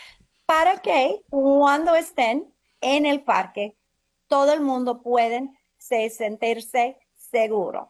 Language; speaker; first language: Spanish; non-native, fluent; English